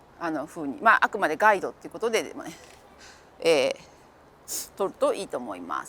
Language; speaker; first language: Japanese; native; Japanese